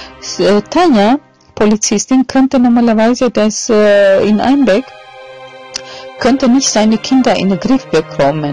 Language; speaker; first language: German; non-native, fluent; Albanian